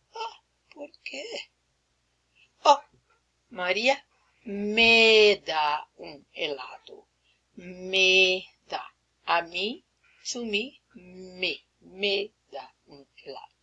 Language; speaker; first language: Spanish; non-native, fluent; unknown